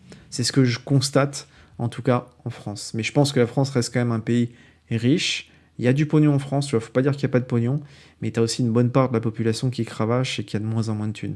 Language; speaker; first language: French; native; French